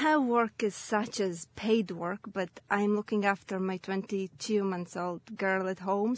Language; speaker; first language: English; non-native, fluent; Latvian